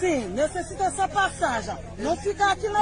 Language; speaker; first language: Portuguese; non-native, learner; Haitian Creole